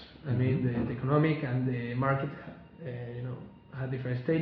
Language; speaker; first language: English; non-native, learner; Spanish